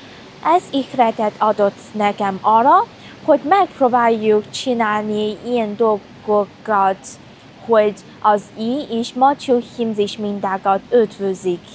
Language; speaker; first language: Hungarian; non-native, learner; Chinese